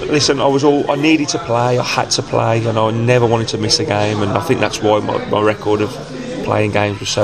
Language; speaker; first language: English; native; English